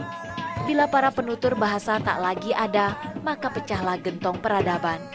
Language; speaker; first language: Indonesian; native; Indonesian